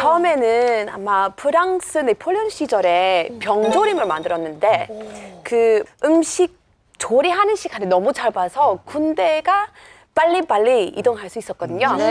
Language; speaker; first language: Korean; non-native, fluent; English